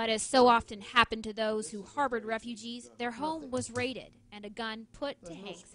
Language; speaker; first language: English; native; English